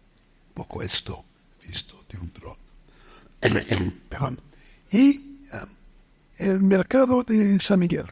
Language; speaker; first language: Spanish; non-native, fluent; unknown